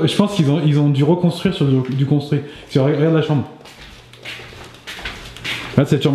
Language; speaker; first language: French; native; French